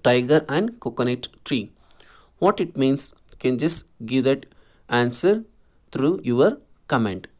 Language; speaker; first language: English; non-native, local second language; Kannada